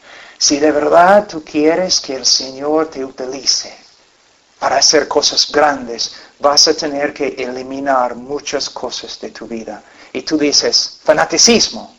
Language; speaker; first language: Spanish; non-native, fluent; English